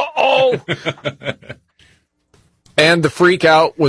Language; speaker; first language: English; native; English